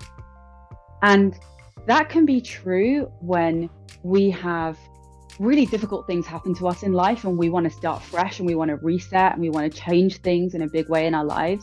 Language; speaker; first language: English; native; English